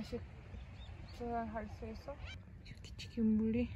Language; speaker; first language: Korean; non-native, learner; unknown